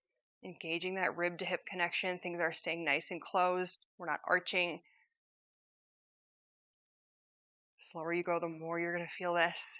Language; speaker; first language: English; native; English